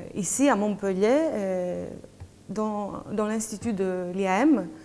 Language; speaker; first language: French; non-native, fluent; Greek